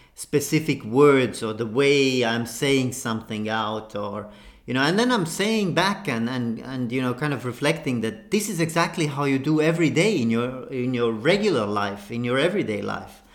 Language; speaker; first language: English; non-native, fluent; Estonian